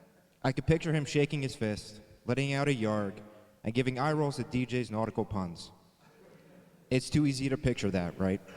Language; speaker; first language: English; native; English